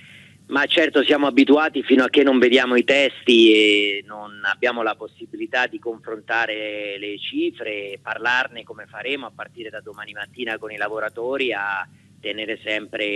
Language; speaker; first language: Italian; native; Italian